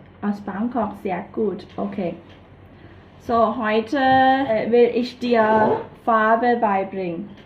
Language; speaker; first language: German; non-native, fluent; Thai